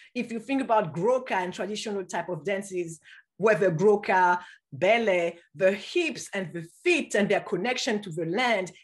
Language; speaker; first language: English; non-native, fluent; French